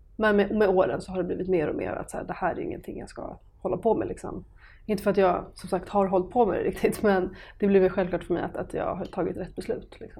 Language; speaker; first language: Swedish; early bilingual, other home language; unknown